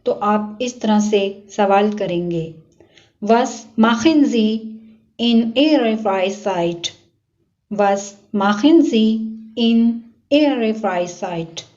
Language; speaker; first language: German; non-native, fluent; Urdu